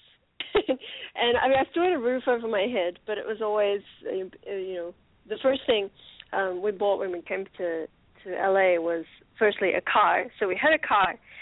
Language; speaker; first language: English; native; English